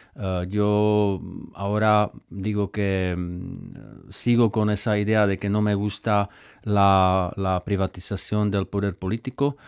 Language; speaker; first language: Spanish; non-native, fluent; Czech